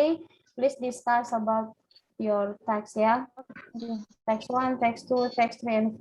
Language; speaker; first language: English; non-native, fluent; Indonesian